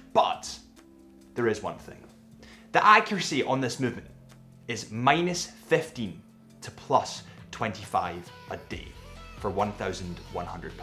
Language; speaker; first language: English; native; English